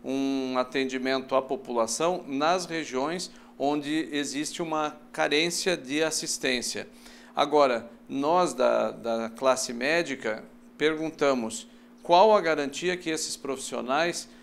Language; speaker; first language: Portuguese; native; Portuguese